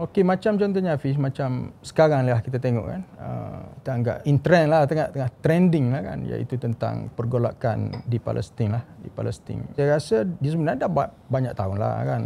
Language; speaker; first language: Malay; native; Malay